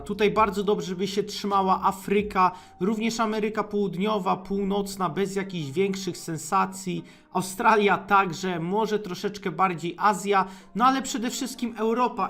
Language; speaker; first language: Polish; native; Polish